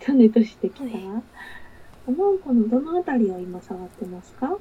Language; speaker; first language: Japanese; native; Japanese